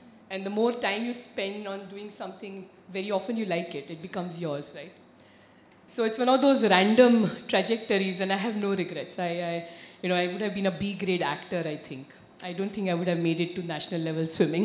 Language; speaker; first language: English; non-native, local second language; Marathi